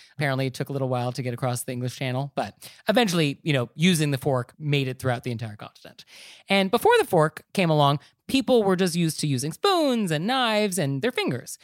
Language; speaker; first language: English; native; English